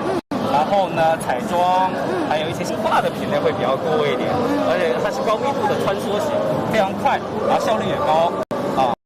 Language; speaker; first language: Chinese; native; Chinese